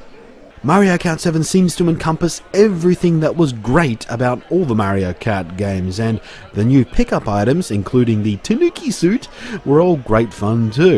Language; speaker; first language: English; native; English